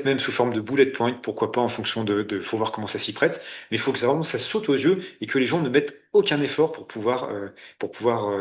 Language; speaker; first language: French; native; French